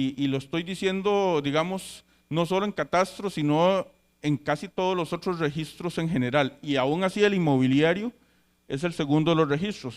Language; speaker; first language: Spanish; native; Spanish